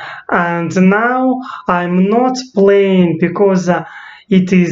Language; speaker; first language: English; non-native, learner; Russian